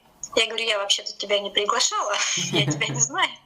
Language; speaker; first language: Russian; native; Russian